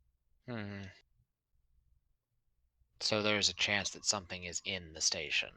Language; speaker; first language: English; native; English